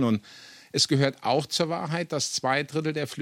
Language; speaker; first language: German; native; German